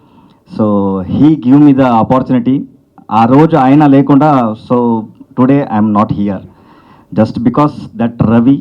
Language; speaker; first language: Telugu; non-native, learner; Kannada